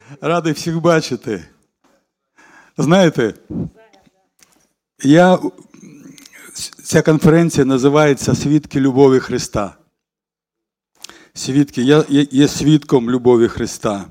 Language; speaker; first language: Ukrainian; non-native, local second language; Russian